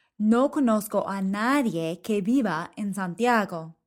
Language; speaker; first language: Spanish; non-native, fluent; English